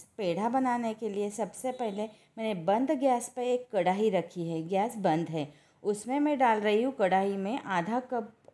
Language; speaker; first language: Hindi; non-native, local second language; Marathi